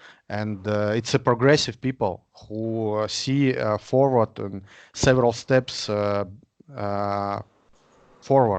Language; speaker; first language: English; non-native, learner; Russian